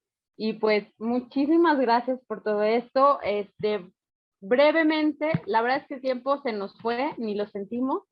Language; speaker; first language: Spanish; native; Spanish